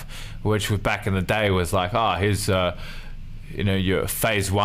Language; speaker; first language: English; native; English